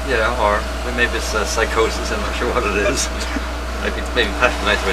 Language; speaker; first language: English; native; English